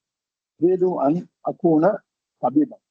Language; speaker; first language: Arabic; non-native, learner; Tamil